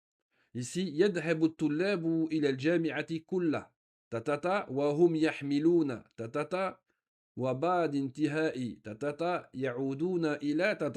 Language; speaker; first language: Arabic; non-native, fluent; French